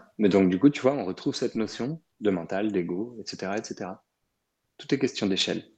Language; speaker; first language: French; early bilingual, other home language; Arabic